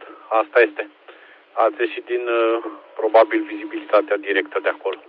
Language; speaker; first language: Romanian; native; Romanian